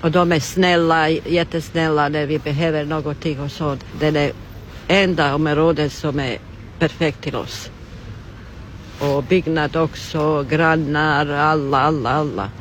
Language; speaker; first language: Swedish; non-native, learner; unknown